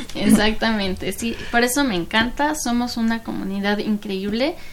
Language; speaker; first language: Spanish; native; Spanish